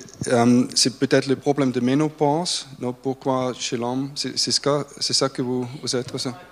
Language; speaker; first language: French; non-native, fluent; German